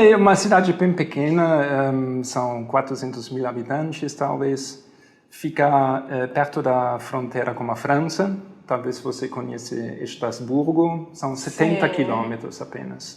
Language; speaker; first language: Portuguese; non-native, fluent; German